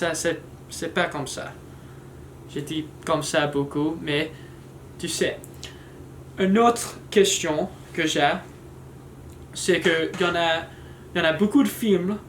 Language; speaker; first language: French; non-native, learner; English